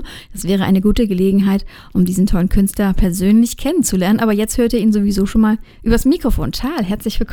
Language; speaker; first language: German; native; German